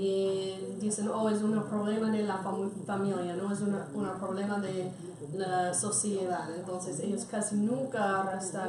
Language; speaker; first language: Spanish; non-native, fluent; English